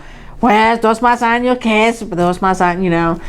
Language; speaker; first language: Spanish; early bilingual, heritage; Spanish